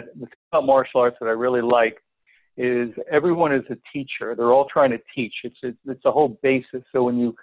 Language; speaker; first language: English; native; English